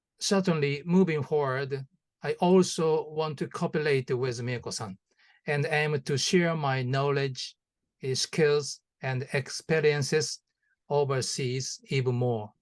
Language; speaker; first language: English; non-native, learner; Japanese